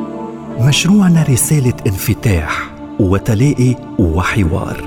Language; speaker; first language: Arabic; native; Arabic